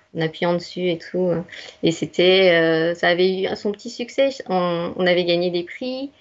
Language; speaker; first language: French; native; French